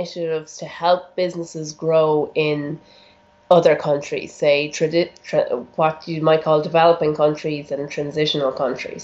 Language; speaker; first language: English; native; English